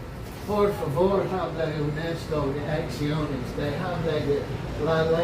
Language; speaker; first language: Spanish; non-native, learner; English